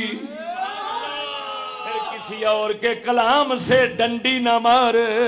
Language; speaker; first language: Urdu; native; Urdu